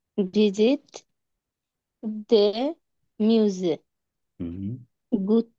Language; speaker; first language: French; non-native, learner; Bangla